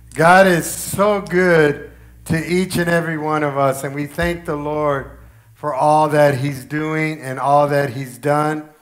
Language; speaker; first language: English; early bilingual, other home language; Spanish